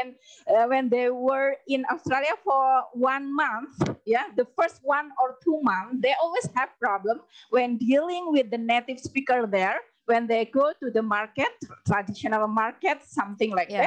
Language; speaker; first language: English; non-native, learner; Indonesian